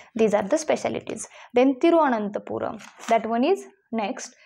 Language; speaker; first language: English; non-native, local second language; Marathi